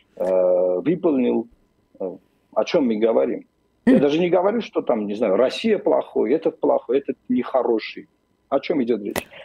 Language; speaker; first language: Russian; non-native, local second language; Armenian